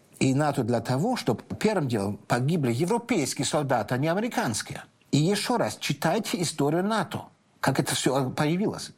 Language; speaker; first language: Russian; non-native, fluent; German